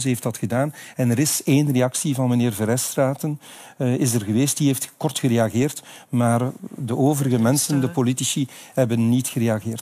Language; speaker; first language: Dutch; native; Dutch